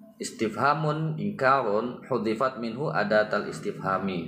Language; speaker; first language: Arabic; non-native, learner; Indonesian